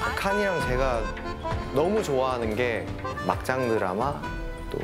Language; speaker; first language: Korean; native; Korean